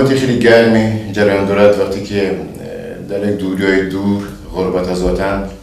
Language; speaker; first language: Persian; native; Persian